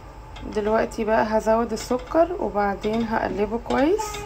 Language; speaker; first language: Arabic; native; Arabic